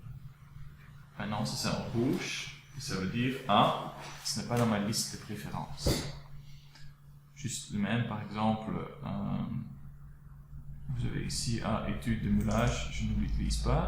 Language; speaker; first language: French; non-native, local second language; Dutch